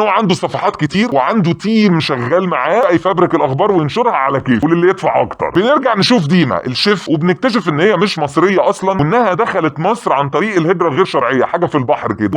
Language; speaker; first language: Arabic; native; Arabic